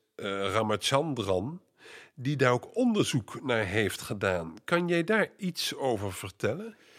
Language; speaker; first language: Dutch; native; Dutch